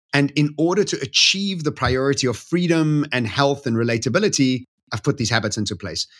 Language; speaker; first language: English; native; English